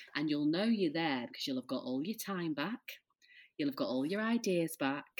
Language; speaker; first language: English; native; English